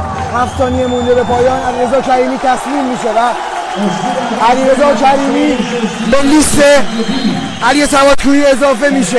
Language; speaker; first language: Persian; native; Persian